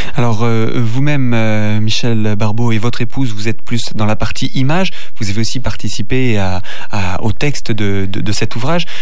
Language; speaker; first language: French; native; French